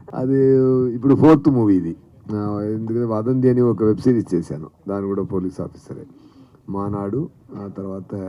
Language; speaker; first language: Telugu; non-native, fluent; Tamil